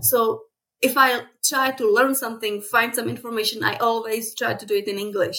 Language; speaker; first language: English; non-native, fluent; Czech